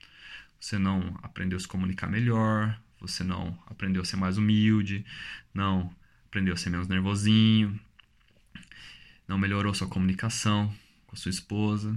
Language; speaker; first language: Portuguese; native; Portuguese